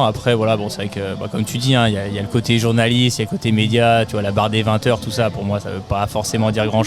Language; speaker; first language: French; native; French